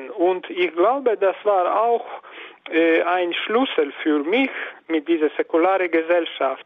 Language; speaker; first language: German; non-native, fluent; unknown